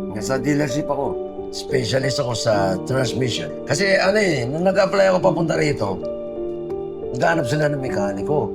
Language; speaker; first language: Filipino; native; Filipino